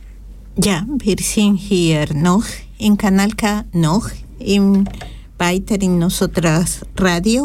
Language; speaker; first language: German; non-native, learner; Spanish